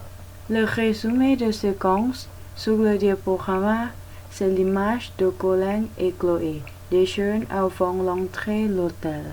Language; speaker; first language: French; non-native, learner; Thai